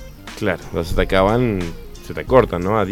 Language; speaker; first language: Spanish; native; Spanish